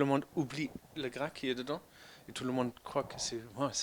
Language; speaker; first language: French; non-native, fluent; German